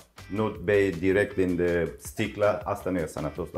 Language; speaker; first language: Romanian; non-native, learner; Turkish